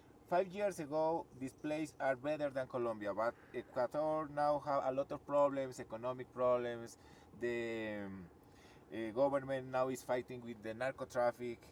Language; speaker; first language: English; non-native, learner; Spanish